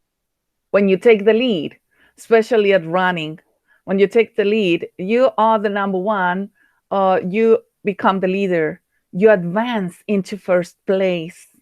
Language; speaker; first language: English; non-native, fluent; Spanish